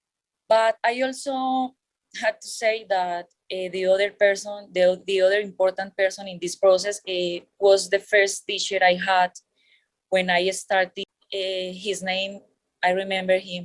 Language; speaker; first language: English; non-native, learner; Spanish